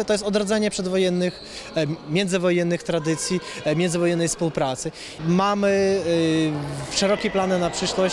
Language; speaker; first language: Polish; early bilingual, heritage; Polish